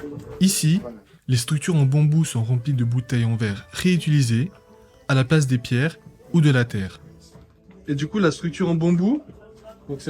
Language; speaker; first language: French; native; French